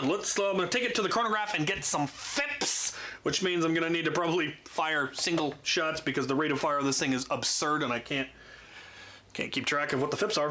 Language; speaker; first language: English; native; English